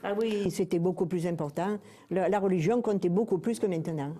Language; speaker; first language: French; native; French